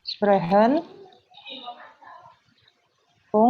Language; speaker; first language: German; non-native, fluent; Indonesian